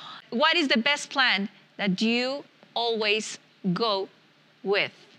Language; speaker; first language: English; non-native, fluent; Spanish